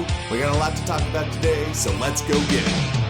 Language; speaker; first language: English; native; English